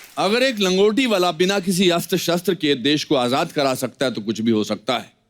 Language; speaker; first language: Hindi; native; Hindi